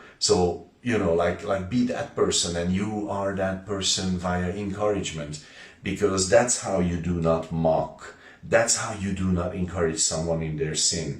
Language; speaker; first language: English; non-native, fluent; Hungarian